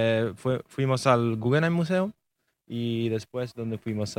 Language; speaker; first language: Spanish; non-native, learner; Italian